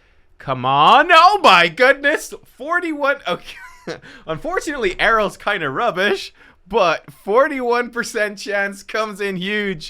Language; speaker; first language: English; native; English